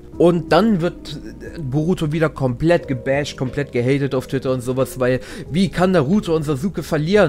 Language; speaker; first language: German; native; German